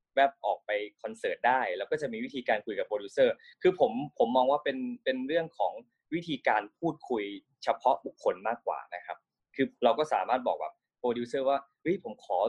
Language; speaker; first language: Thai; native; Thai